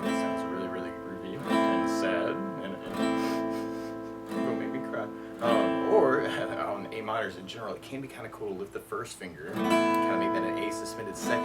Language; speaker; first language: English; native; English